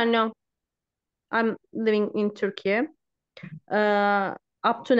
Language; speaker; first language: English; non-native, learner; Turkish